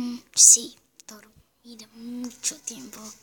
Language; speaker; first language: Spanish; non-native, learner; German